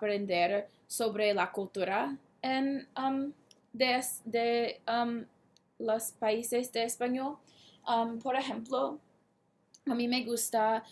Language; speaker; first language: Spanish; non-native, learner; English